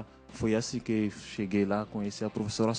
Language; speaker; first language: Portuguese; non-native, fluent; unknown